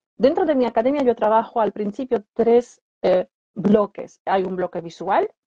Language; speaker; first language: Spanish; non-native, fluent; Polish